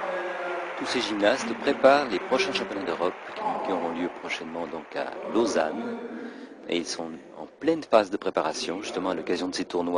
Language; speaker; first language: French; native; French